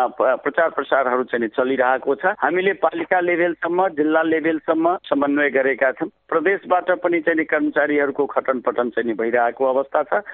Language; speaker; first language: Nepali; non-native, local second language; Maithili